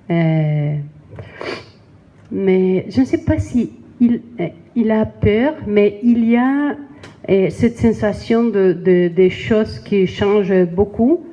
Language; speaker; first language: French; non-native, learner; Spanish